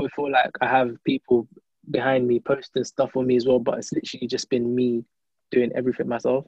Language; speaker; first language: English; native; English